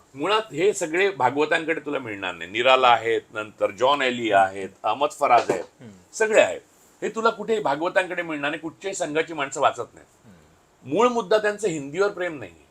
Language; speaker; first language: Marathi; native; Marathi